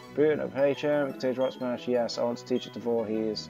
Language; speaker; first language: English; native; English